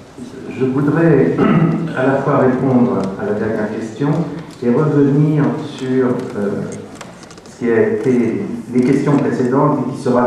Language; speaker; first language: French; native; French